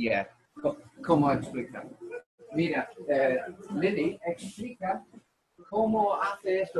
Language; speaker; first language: Spanish; non-native, learner; English